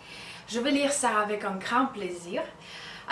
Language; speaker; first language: French; non-native, fluent; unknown